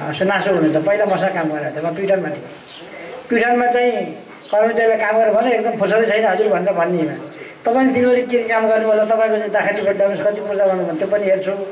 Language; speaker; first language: Nepali; native; Nepali